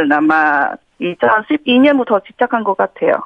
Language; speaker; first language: Korean; non-native, fluent; Vietnamese